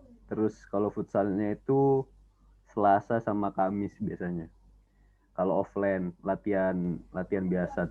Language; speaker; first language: Indonesian; native; Indonesian